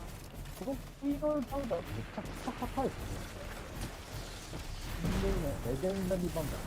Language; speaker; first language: Japanese; native; Japanese